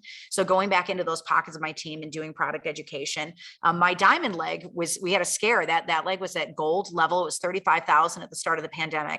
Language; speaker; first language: English; native; English